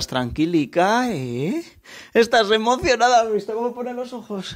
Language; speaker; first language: Spanish; native; Spanish